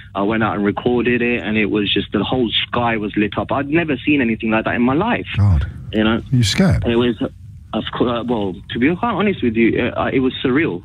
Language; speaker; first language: English; early bilingual, other home language; Arabic